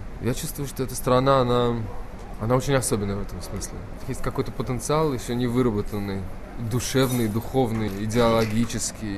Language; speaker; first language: Russian; native; Russian